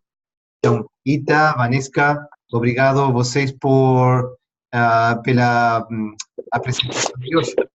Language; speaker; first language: Portuguese; non-native, fluent; Spanish